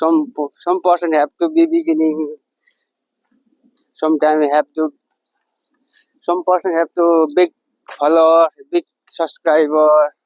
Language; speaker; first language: English; non-native, learner; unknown